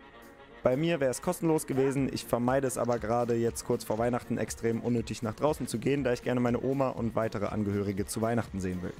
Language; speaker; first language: German; native; German